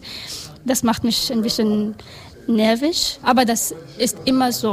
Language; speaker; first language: German; non-native, learner; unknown